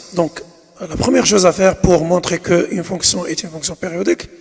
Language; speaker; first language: French; non-native, local second language; Arabic